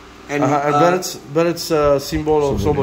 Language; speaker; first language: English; non-native, learner; Czech